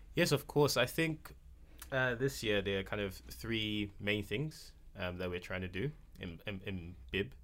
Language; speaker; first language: English; non-native, local second language; Yoruba